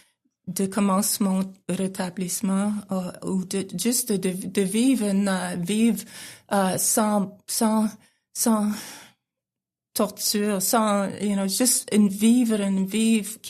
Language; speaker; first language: French; non-native, local second language; English